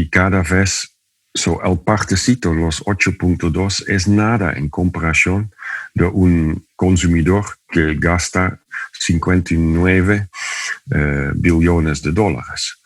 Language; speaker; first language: Spanish; non-native, fluent; Dutch